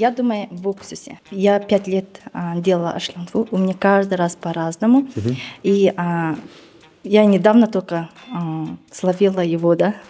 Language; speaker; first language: Russian; non-native, local second language; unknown